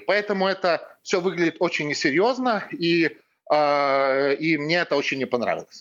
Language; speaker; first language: Russian; non-native, fluent; Lithuanian